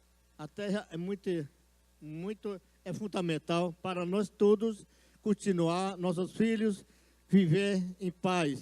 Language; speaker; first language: Portuguese; non-native, local second language; Yanomámi